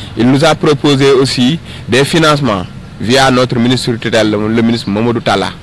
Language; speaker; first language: French; non-native, local second language; Wolof